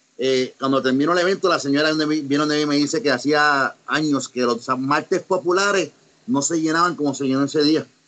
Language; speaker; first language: Spanish; native; Spanish